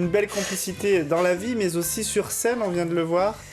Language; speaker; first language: French; native; French